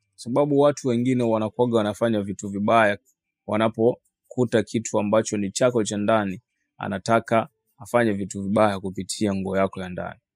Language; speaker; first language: Swahili; native; Swahili